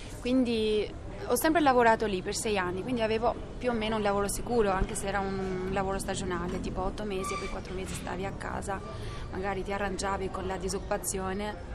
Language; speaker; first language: Italian; non-native, fluent; Albanian